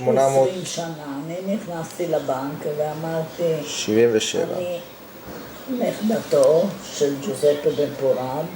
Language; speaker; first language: Hebrew; non-native, fluent; Italian